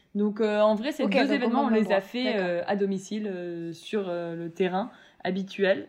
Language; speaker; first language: French; native; French